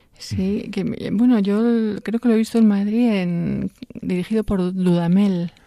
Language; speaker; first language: Spanish; native; Spanish